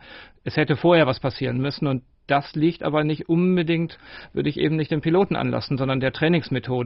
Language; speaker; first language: German; native; German